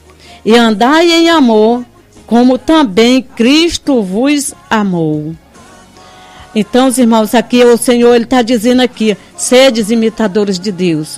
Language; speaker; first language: Portuguese; native; Portuguese